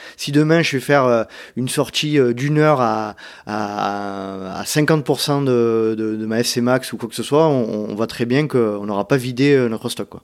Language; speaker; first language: French; native; French